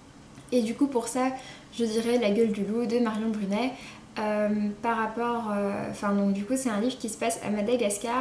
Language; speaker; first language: French; native; French